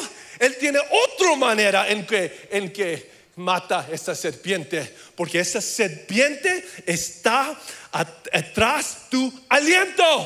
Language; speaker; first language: Spanish; early bilingual, heritage; English